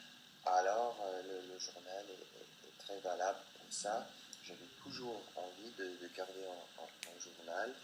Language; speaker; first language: French; non-native, learner; English